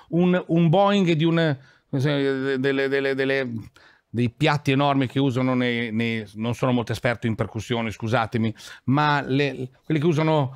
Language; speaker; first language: Italian; native; Italian